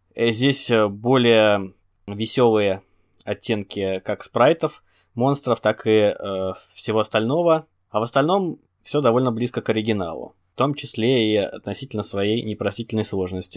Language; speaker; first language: Russian; native; Russian